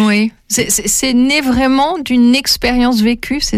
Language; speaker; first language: French; native; French